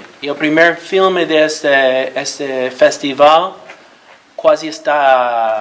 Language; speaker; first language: Portuguese; non-native, learner; Spanish